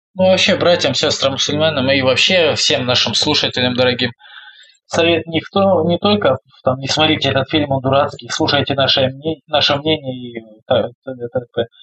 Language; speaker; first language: Russian; native; Russian